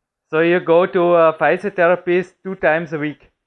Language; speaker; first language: English; non-native, fluent; German